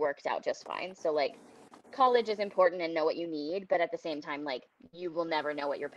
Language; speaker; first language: English; native; English